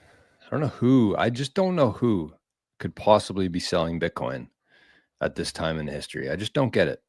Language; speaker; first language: English; native; English